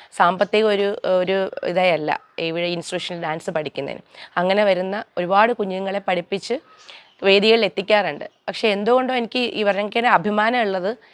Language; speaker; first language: Malayalam; native; Malayalam